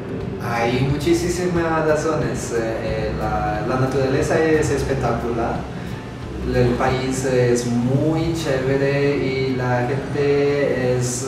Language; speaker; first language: Spanish; non-native, fluent; Italian